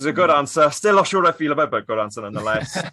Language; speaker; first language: English; native; English